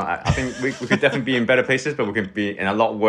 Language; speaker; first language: English; native; English